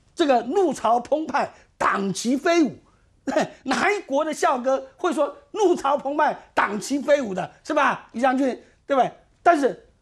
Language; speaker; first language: Chinese; native; Chinese